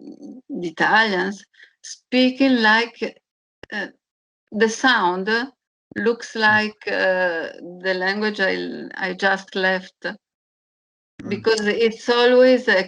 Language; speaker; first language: English; non-native, learner; Italian